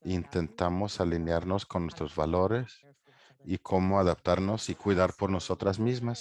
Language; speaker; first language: Spanish; non-native, fluent; English